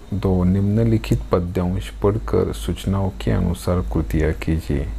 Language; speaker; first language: Hindi; non-native, local second language; Marathi